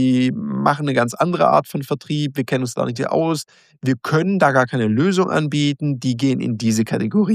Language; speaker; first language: German; native; German